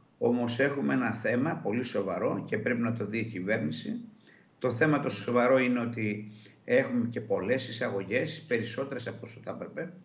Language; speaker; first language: Greek; native; Greek